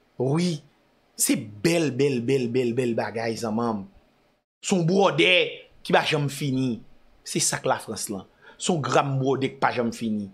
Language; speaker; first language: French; non-native, local second language; Haitian Creole